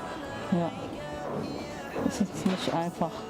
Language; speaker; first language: German; non-native, learner; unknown